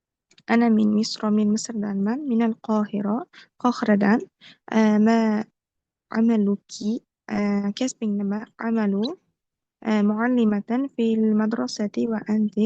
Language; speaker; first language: Arabic; non-native, learner; Uzbek